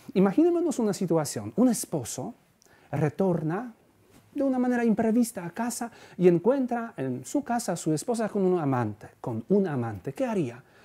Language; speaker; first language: Spanish; non-native, fluent; Polish